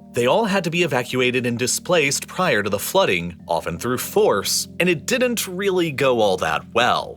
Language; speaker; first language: English; native; English